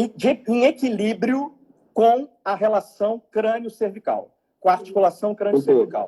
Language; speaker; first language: Portuguese; native; Portuguese